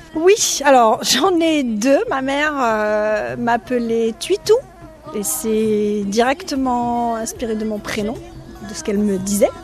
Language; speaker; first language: French; non-native, local second language; Arabic